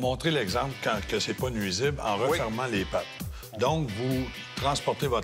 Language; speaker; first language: French; native; French